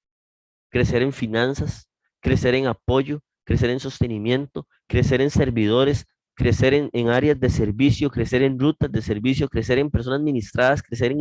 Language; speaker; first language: Spanish; native; Spanish